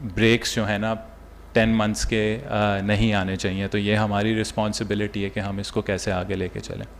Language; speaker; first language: Urdu; native; Urdu